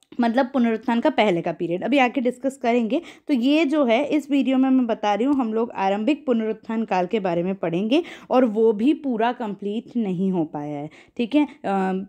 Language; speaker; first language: Hindi; native; Hindi